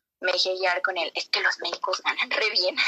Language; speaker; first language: Spanish; native; Spanish